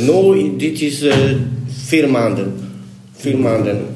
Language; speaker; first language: Dutch; non-native, learner; Polish